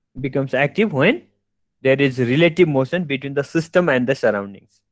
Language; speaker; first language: English; non-native, local second language; Nepali